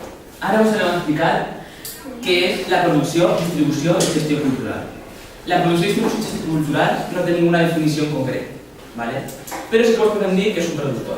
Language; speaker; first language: Catalan; non-native, local second language; Spanish